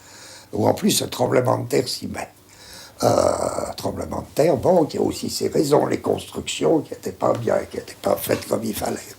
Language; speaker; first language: French; native; French